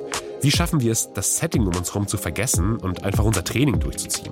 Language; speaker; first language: German; native; German